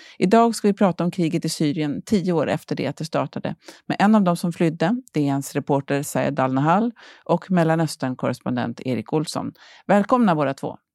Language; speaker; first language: Swedish; native; Swedish